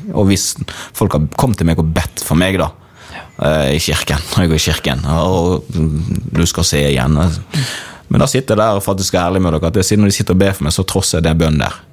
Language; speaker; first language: Norwegian; early bilingual, other home language; Swahili